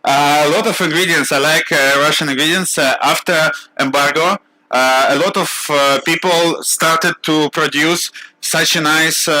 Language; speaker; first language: English; non-native, learner; Russian